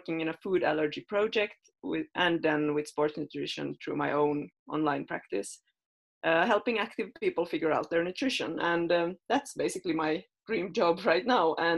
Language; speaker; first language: English; non-native, fluent; Finnish